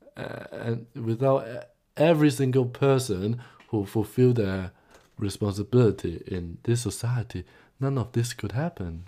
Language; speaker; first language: English; non-native, local second language; Cantonese